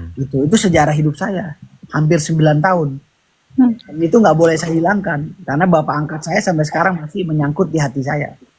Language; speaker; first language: Indonesian; native; Indonesian